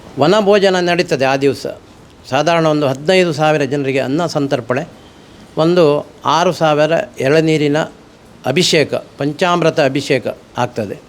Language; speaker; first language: Kannada; non-native, local second language; Konkani